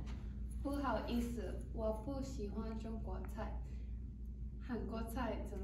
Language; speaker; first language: Chinese; non-native, learner; English